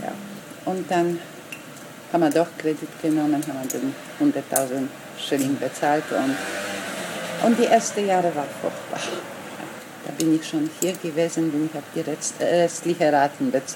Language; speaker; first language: German; non-native, learner; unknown